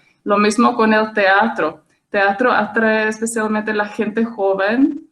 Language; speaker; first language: Spanish; non-native, fluent; Czech